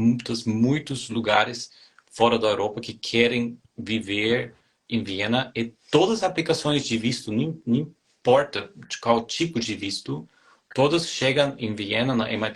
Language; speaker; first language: Portuguese; non-native, fluent; German